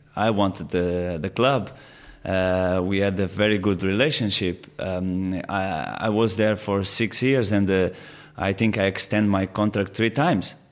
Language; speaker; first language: English; non-native, fluent; Portuguese